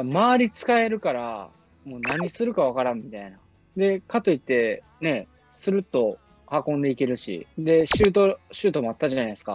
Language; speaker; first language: Japanese; native; Japanese